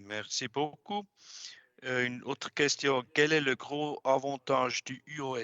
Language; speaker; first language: French; non-native, local second language; German